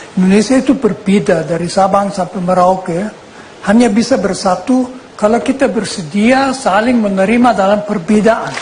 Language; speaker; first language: Indonesian; non-native, fluent; German